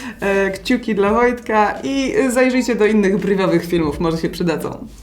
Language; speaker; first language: Polish; native; Polish